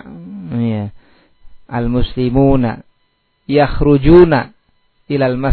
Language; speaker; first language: Arabic; non-native, fluent; Indonesian